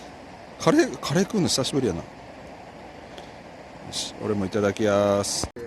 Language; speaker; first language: Japanese; native; Japanese